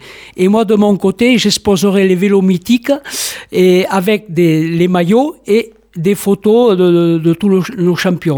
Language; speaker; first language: French; native; French